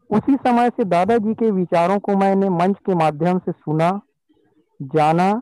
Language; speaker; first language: Hindi; native; Hindi